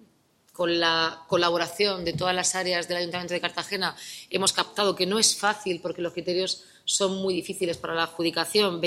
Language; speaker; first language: Spanish; native; Spanish